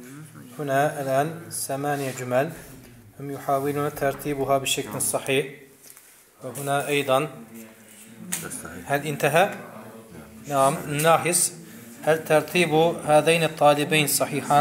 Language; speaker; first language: Arabic; non-native, fluent; Turkish